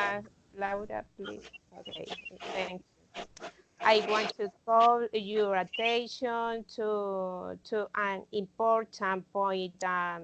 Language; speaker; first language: English; non-native, learner; Spanish